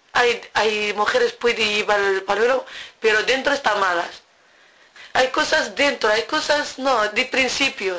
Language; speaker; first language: Spanish; non-native, learner; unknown